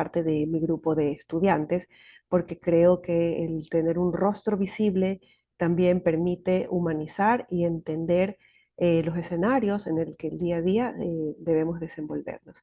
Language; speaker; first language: Spanish; native; Spanish